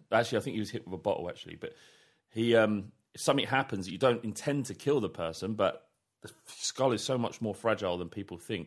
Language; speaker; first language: English; native; English